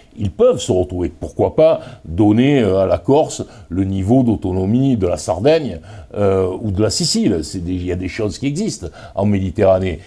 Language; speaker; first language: French; native; French